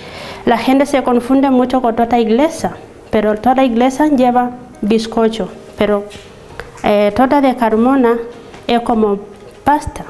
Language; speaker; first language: Spanish; non-native, fluent; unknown